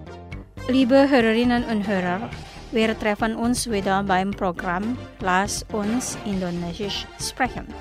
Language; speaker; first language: German; non-native, fluent; Indonesian